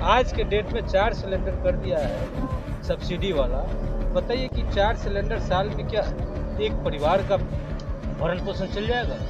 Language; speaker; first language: Hindi; native; Hindi